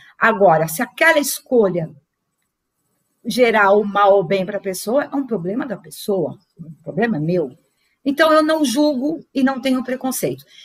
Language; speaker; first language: Portuguese; native; Portuguese